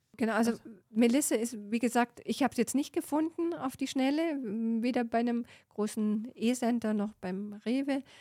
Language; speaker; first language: German; native; German